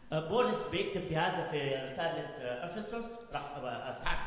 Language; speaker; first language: German; non-native, learner; Arabic